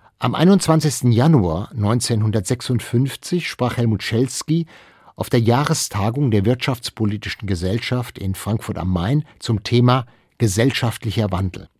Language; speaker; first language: German; native; German